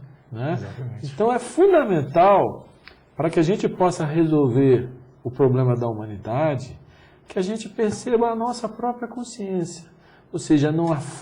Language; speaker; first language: Portuguese; native; Portuguese